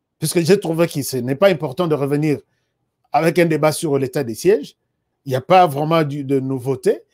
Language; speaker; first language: French; non-native, local second language; Lingala